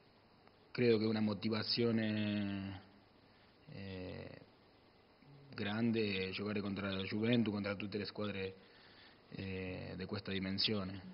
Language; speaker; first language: Italian; non-native, learner; Spanish